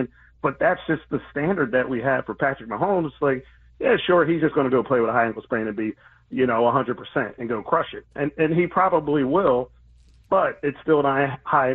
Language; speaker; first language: English; native; English